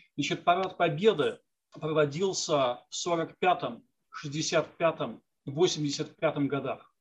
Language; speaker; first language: Russian; native; Russian